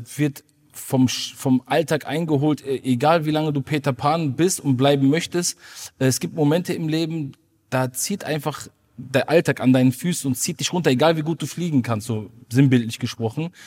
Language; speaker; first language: German; native; German